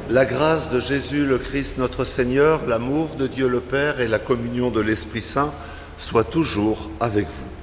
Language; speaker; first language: French; native; French